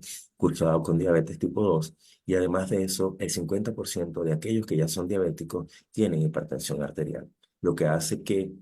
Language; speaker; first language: Spanish; native; Spanish